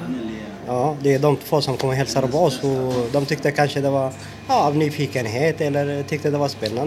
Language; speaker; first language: Swedish; non-native, fluent; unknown